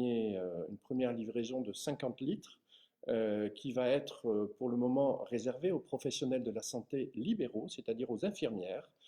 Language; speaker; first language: French; native; French